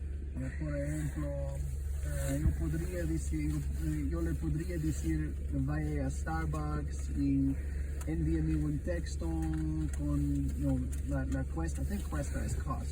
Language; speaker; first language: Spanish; non-native, learner; English